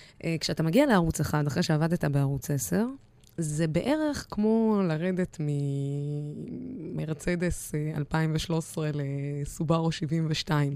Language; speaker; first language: Hebrew; non-native, local second language; Arabic